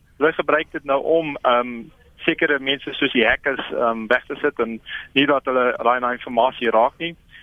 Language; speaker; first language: Afrikaans; non-native, local second language; English